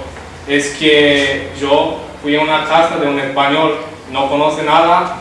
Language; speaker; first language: Spanish; non-native, learner; Romanian